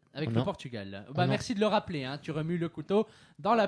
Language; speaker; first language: French; native; French